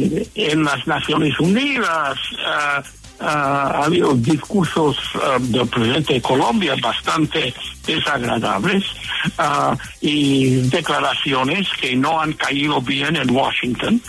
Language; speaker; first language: Spanish; non-native, fluent; English